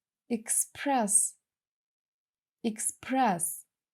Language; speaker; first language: English; non-native, fluent; Ukrainian